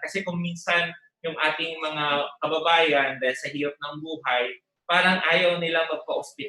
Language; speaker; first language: Filipino; native; Filipino